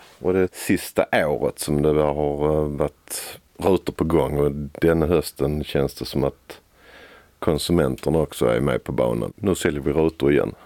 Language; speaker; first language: Swedish; native; Swedish